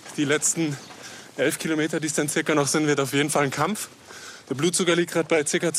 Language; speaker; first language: German; native; German